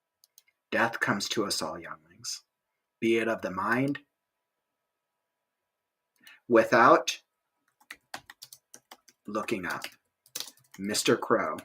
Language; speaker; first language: English; native; English